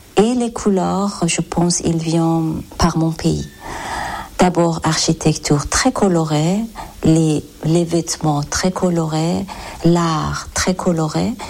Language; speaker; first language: French; non-native, learner; Persian